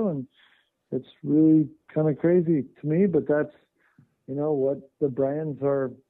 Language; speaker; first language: English; native; English